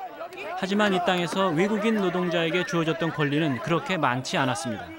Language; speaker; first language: Korean; native; Korean